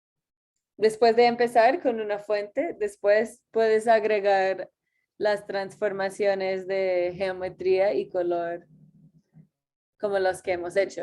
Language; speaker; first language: Spanish; non-native, fluent; English